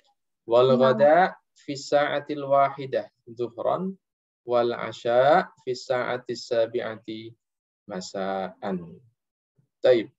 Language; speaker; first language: Arabic; non-native, fluent; Indonesian